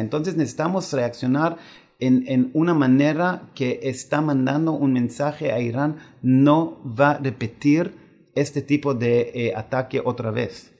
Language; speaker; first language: Spanish; non-native, fluent; Hebrew